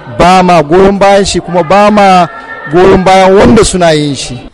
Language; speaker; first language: Hausa; non-native, local second language; Fula